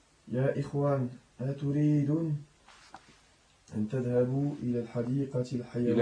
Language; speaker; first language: Arabic; non-native, learner; French